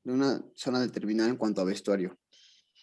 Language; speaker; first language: Spanish; native; Spanish